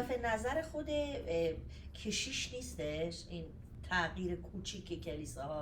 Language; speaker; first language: Persian; native; Persian